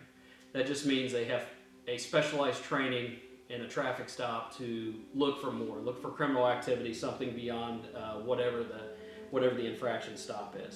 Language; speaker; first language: English; native; English